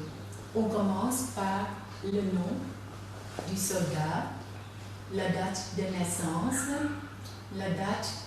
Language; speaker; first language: French; non-native, fluent; Thai